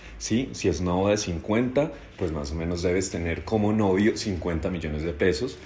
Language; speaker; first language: Spanish; native; Spanish